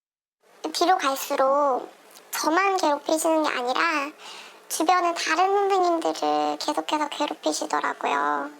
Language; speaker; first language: Korean; native; Korean